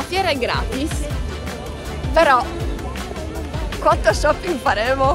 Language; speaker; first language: Italian; native; Italian